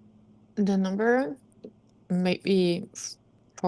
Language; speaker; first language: English; non-native, learner; Portuguese